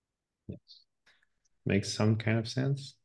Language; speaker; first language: English; non-native, fluent; French